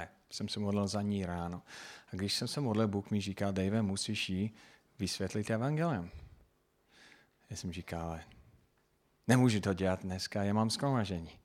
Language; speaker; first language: Czech; non-native, fluent; English